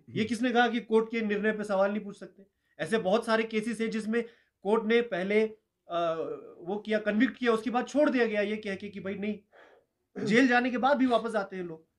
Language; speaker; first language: Hindi; non-native, local second language; Ladakhi